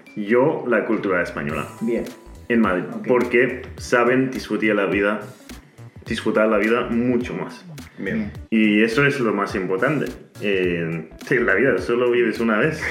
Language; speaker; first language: Spanish; non-native, fluent; Danish